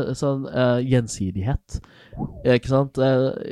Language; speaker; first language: Norwegian; non-native, fluent; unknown